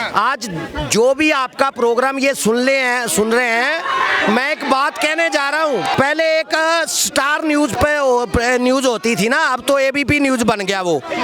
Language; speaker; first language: Hindi; non-native, local second language; Punjabi